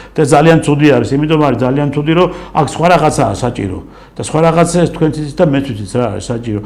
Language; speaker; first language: Georgian; native; Georgian